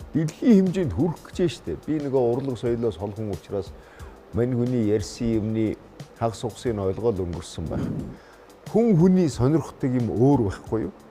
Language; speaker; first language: Mongolian; native; Mongolian